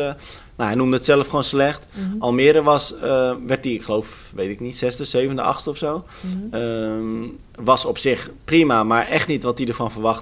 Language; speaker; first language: Dutch; native; Dutch